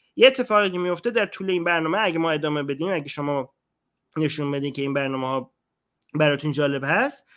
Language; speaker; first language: Persian; native; Persian